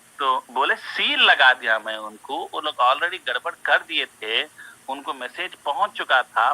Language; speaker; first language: Urdu; native; Urdu